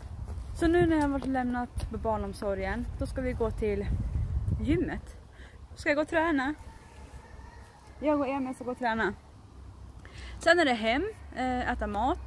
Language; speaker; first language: Swedish; native; Swedish